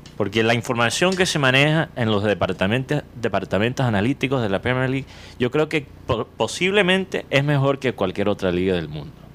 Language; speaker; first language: Spanish; native; Spanish